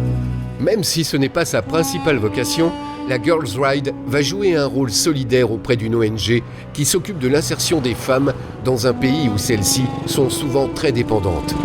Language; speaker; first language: French; native; French